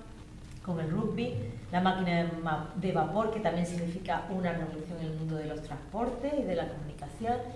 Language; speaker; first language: Spanish; native; Spanish